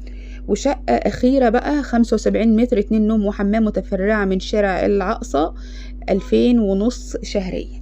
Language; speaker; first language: Arabic; native; Arabic